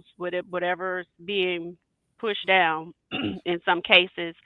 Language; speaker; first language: English; native; English